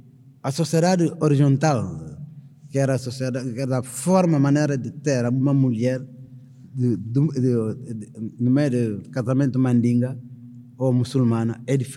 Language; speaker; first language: Portuguese; non-native, local second language; Mandingo